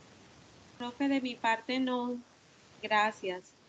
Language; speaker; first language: Spanish; native; Spanish